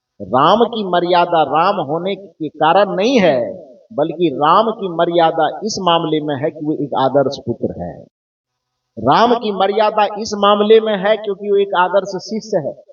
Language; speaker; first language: Hindi; native; Hindi